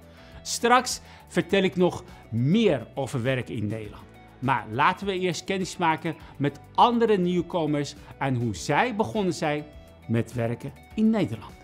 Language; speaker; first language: Dutch; non-native, fluent; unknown